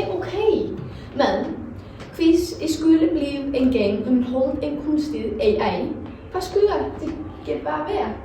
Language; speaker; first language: Danish; non-native, learner; Icelandic